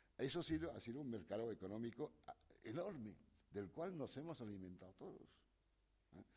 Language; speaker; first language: Spanish; non-native, fluent; French